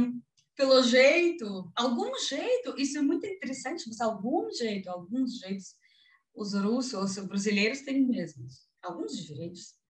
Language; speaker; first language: Portuguese; non-native, learner; Russian